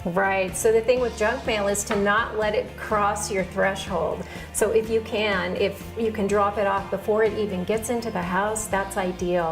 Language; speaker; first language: English; native; English